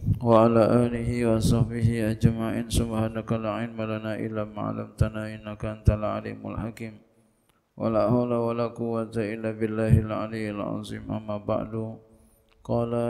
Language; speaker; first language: Arabic; non-native, fluent; Indonesian